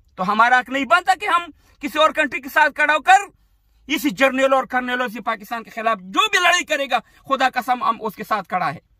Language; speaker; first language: Urdu; non-native, fluent; Pashto